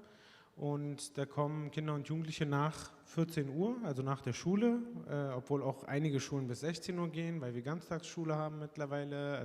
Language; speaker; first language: German; early bilingual, other home language; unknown